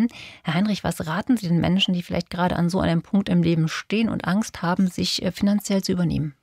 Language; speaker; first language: German; native; German